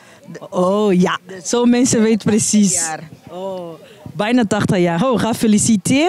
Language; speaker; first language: Dutch; non-native, learner; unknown